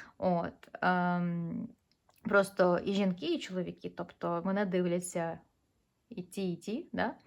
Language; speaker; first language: Ukrainian; non-native, local second language; Russian